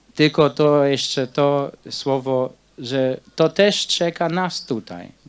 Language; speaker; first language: Polish; non-native, fluent; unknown